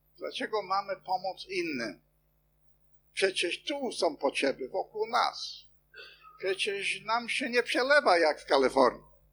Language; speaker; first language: Polish; non-native, fluent; English